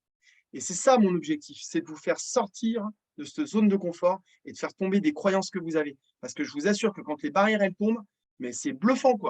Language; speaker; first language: French; native; French